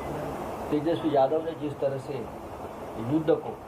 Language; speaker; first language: Hindi; non-native, local second language; Marathi